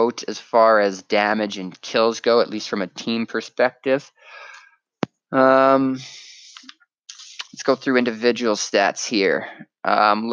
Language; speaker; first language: English; native; English